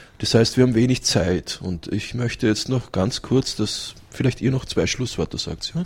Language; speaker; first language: German; native; German